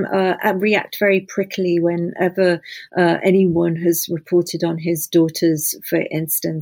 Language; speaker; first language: English; native; English